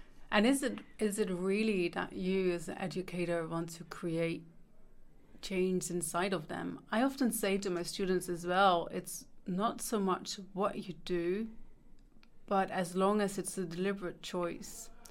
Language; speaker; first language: English; non-native, fluent; Dutch